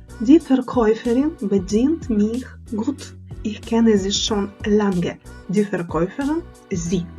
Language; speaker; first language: German; non-native, fluent; Ukrainian